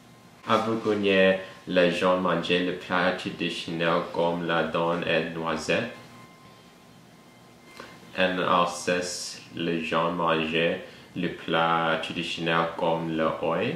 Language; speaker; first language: French; non-native, learner; English